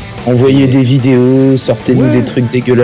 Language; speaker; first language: French; native; French